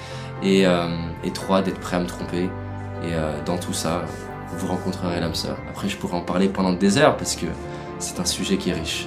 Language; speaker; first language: French; native; French